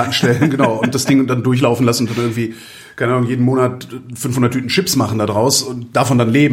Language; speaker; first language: German; native; German